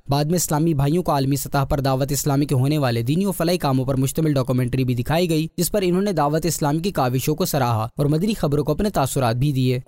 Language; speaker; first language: Urdu; native; Urdu